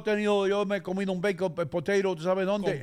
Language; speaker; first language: Spanish; native; Spanish